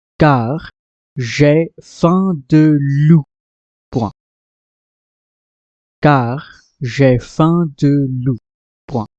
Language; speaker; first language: French; non-native, fluent; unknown